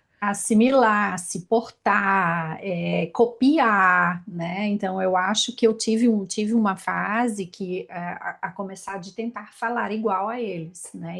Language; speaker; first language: Portuguese; native; Portuguese